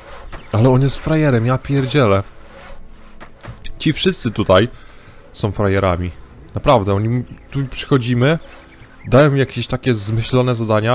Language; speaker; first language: Polish; native; Polish